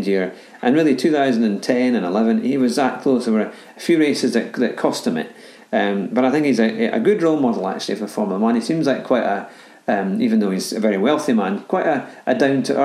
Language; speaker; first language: English; native; English